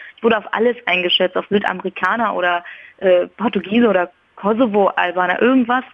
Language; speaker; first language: German; early bilingual, other home language; Persian